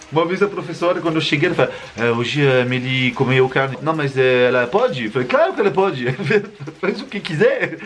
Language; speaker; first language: Portuguese; non-native, fluent; French